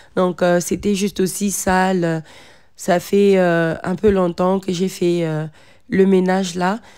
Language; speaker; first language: French; non-native, local second language; Lingala